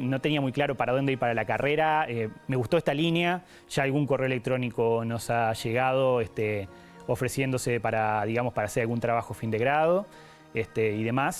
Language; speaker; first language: Spanish; native; Spanish